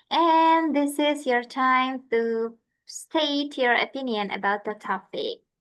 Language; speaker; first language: English; non-native, fluent; Indonesian